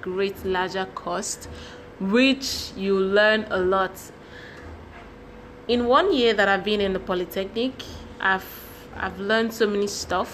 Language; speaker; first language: English; non-native, local second language; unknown